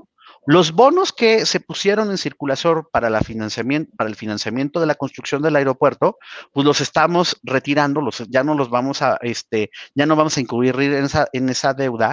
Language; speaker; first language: Spanish; native; Spanish